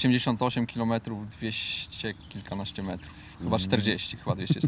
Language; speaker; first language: Polish; native; Polish